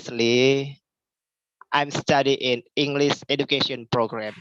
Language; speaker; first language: English; non-native, learner; Indonesian